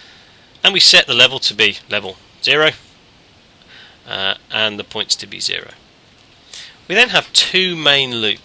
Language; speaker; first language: English; native; English